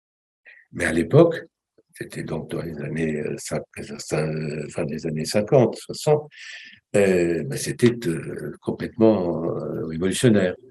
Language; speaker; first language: French; early bilingual, other home language; Romanian